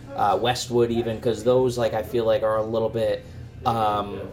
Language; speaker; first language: English; native; English